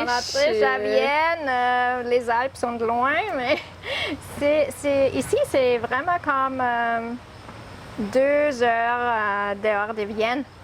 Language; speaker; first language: French; non-native, learner; English